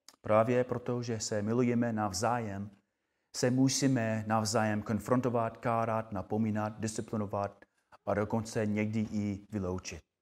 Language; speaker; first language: Czech; non-native, fluent; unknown